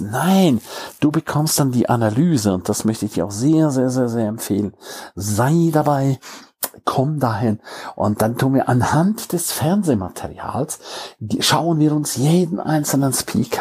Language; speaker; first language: German; native; German